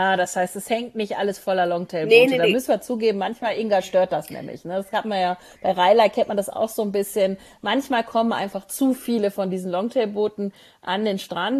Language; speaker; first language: German; native; German